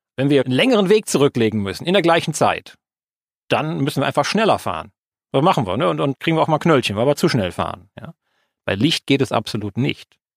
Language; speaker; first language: German; native; German